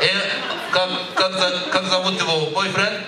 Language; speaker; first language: Russian; non-native, learner; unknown